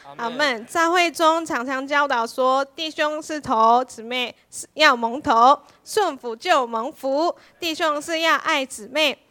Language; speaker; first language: Chinese; non-native, fluent; Korean